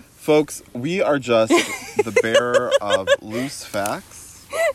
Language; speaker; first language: English; native; English